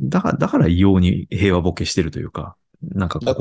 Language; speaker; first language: Japanese; native; Japanese